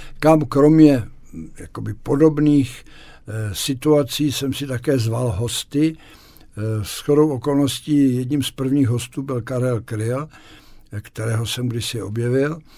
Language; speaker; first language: Czech; native; Czech